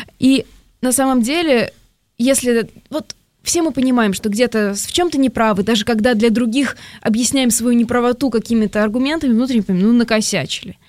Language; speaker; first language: Russian; native; Russian